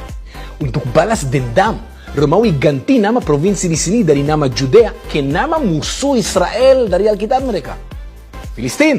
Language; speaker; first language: Indonesian; non-native, fluent; Hebrew